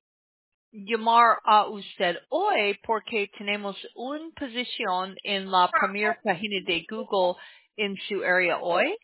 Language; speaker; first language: Spanish; non-native, learner; English